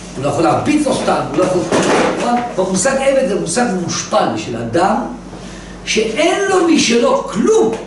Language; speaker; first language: Hebrew; native; Hebrew